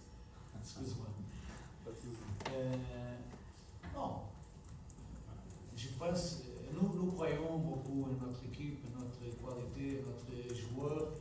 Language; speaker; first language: French; non-native, fluent; Portuguese